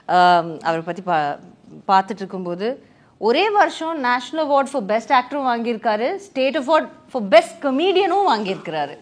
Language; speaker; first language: Tamil; native; Tamil